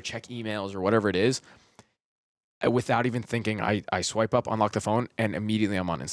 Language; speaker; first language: English; early bilingual, heritage; Persian